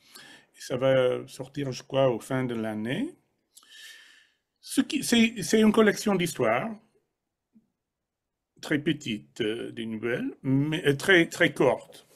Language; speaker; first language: French; non-native, fluent; English